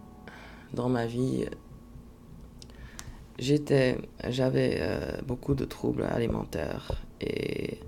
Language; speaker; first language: French; non-native, fluent; English